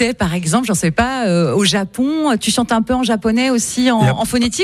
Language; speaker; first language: French; native; French